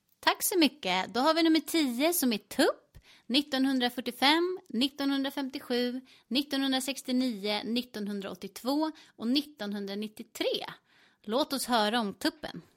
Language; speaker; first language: Swedish; native; Swedish